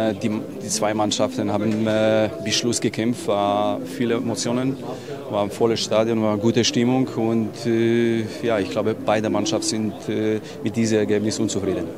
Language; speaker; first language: German; non-native, fluent; Polish